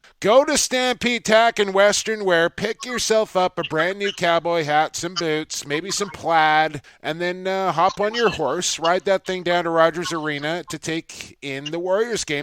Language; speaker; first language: English; native; English